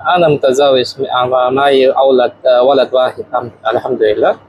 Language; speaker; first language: Arabic; non-native, learner; Chinese